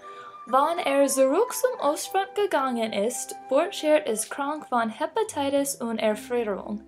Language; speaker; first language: German; non-native, learner; English